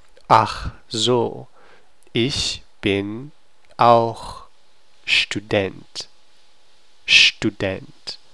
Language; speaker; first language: German; non-native, learner; English